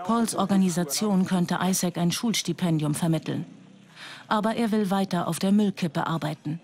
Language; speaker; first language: German; native; German